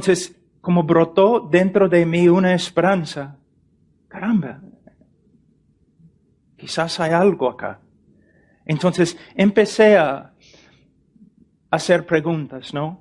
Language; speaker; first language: Spanish; non-native, fluent; English